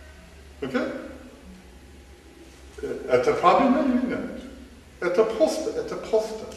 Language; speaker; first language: Russian; non-native, learner; English